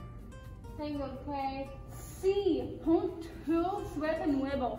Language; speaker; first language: Spanish; non-native, learner; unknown